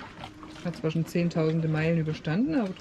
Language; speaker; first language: German; native; German